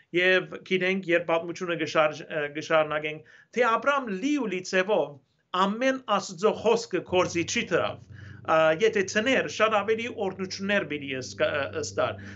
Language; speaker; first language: Armenian; early bilingual, heritage; Armenian